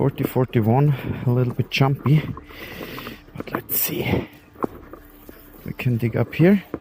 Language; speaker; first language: English; non-native, learner; German